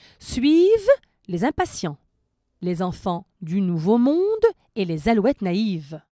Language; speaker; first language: French; non-native, local second language; Arabic